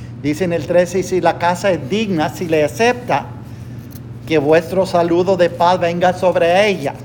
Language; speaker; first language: Spanish; non-native, fluent; English